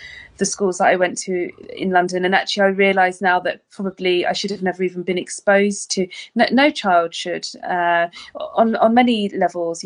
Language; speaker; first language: English; native; English